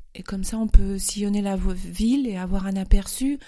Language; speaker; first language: French; native; French